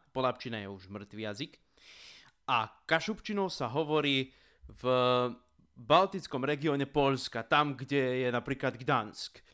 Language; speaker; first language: Slovak; native; Slovak